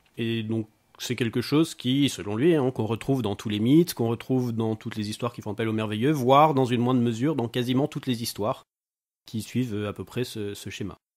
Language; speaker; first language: French; native; French